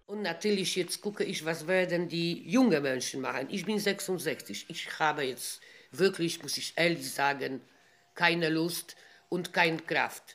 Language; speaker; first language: German; non-native, fluent; Polish